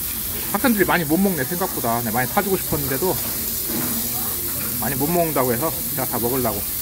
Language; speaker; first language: Korean; native; Korean